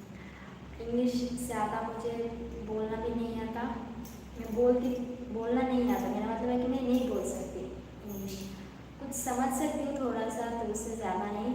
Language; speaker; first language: Hindi; non-native, local second language; Bangla